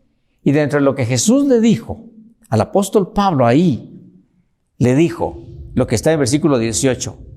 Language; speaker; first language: Spanish; native; Spanish